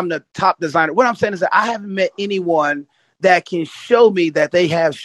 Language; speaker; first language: English; native; English